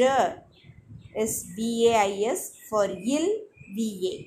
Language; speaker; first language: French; non-native, fluent; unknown